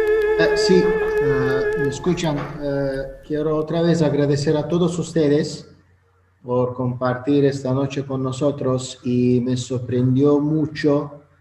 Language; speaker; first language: Spanish; non-native, fluent; Azerbaijani